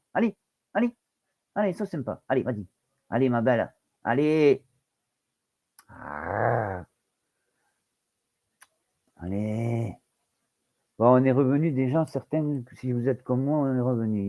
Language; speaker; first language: French; native; French